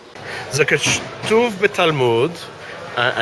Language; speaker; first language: Hebrew; non-native, fluent; English